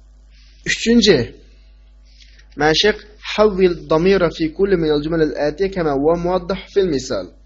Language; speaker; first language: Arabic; non-native, fluent; Uyghur